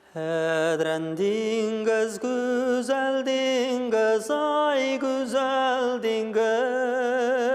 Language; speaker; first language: Tatar; early bilingual, heritage; Tatar